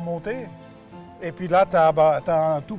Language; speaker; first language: French; native; French